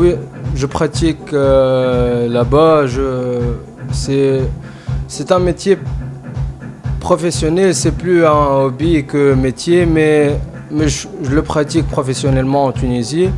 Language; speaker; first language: French; non-native, fluent; Arabic